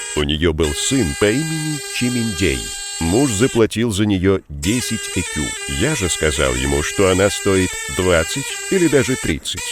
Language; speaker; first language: Russian; native; Russian